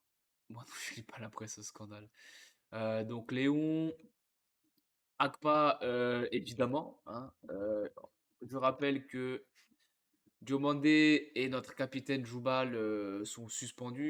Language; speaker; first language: French; native; French